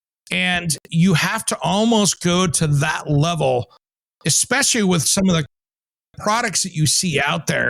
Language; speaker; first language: English; native; English